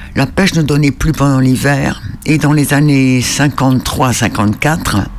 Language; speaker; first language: French; native; French